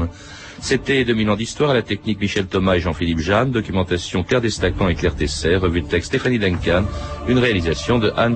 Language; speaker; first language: French; native; French